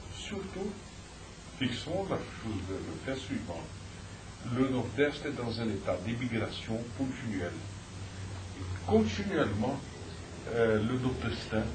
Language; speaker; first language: French; non-native, fluent; Portuguese